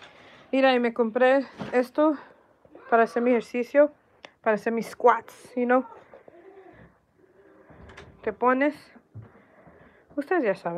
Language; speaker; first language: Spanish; early bilingual, heritage; Spanish